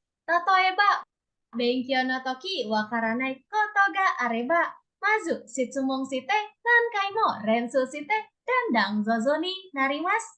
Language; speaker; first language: Japanese; non-native, learner; Indonesian